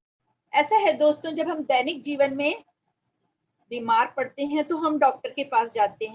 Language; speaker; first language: Hindi; native; Hindi